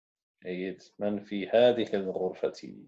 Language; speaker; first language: Arabic; non-native, fluent; English